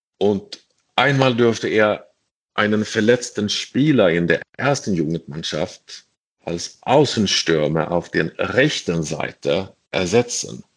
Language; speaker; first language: German; non-native, fluent; Swedish